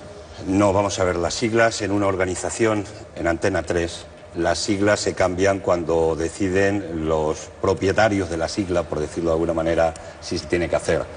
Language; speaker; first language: Spanish; native; Spanish